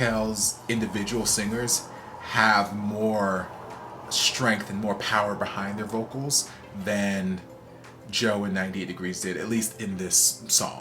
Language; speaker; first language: English; native; English